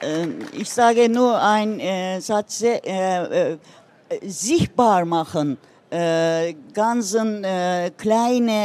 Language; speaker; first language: German; non-native, learner; Turkish